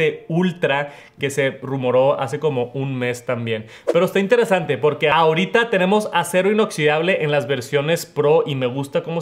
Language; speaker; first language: Spanish; native; Spanish